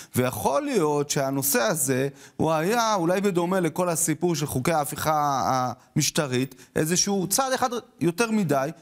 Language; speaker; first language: Hebrew; native; Hebrew